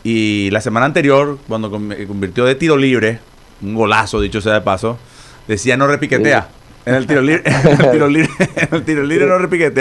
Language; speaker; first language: Spanish; native; Spanish